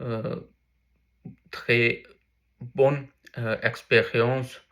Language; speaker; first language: French; non-native, learner; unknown